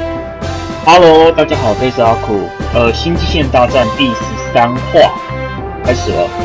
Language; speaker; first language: Chinese; native; Chinese